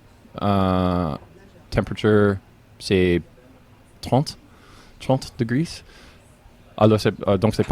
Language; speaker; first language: French; non-native, learner; English